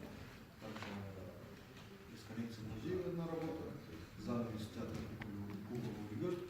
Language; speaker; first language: Russian; native; Russian